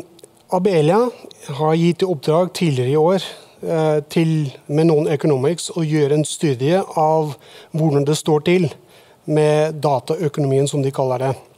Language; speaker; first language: Norwegian; non-native, fluent; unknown